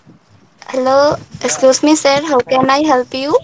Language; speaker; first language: English; non-native, learner; Bangla